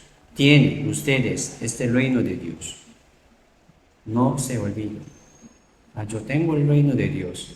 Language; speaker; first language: Spanish; non-native, learner; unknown